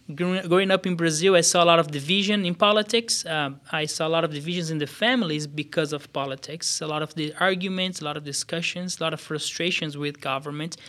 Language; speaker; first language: English; non-native, fluent; Portuguese